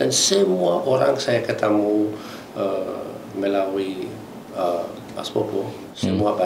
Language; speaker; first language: Indonesian; non-native, learner; Italian